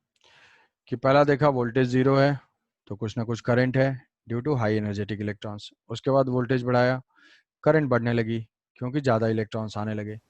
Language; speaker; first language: Hindi; native; Hindi